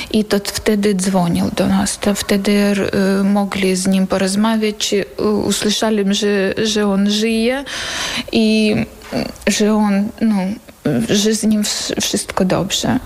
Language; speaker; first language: Polish; non-native, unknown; Ukrainian